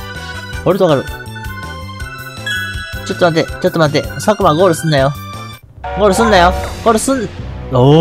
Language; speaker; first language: Japanese; native; Japanese